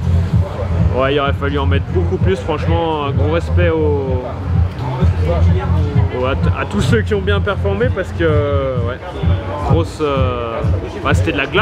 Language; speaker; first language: French; native; French